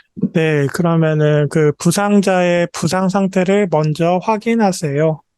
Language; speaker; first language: Korean; native; Korean